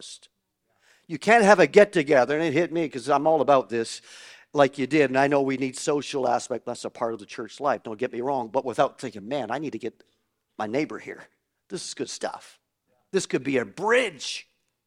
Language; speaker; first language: English; native; English